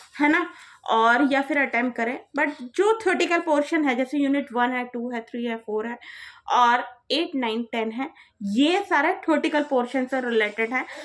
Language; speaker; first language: Hindi; native; Hindi